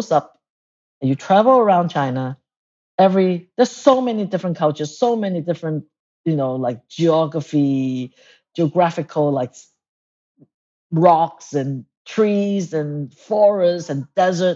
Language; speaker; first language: English; non-native, local second language; Cantonese